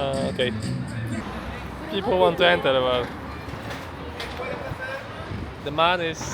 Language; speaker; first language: English; non-native, fluent; Polish